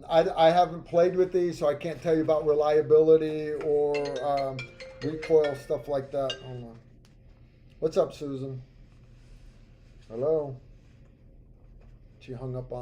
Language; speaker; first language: English; native; English